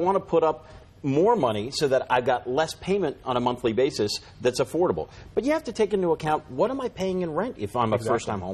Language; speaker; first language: English; native; English